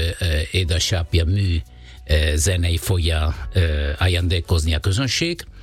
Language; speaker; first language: Hungarian; non-native, fluent; Italian